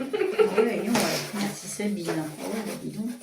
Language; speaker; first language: French; native; French